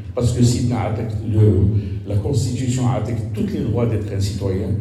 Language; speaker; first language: French; non-native, local second language; Arabic